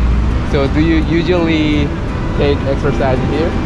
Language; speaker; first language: English; non-native, learner; Korean